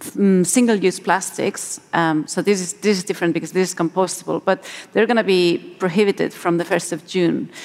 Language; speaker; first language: English; non-native, fluent; Spanish